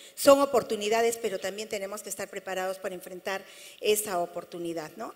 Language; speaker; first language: Spanish; native; Spanish